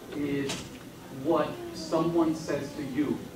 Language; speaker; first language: English; early bilingual, other home language; Spanish